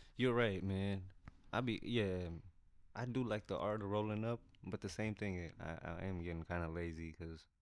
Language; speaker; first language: English; early bilingual, other home language; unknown